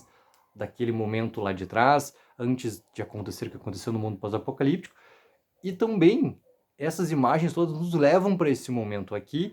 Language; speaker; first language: Portuguese; native; Portuguese